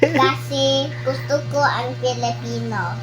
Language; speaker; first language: Filipino; non-native, learner; English